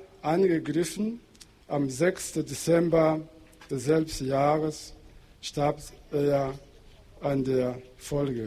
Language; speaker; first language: German; non-native, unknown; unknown